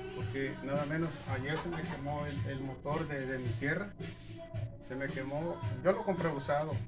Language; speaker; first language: Spanish; native; Spanish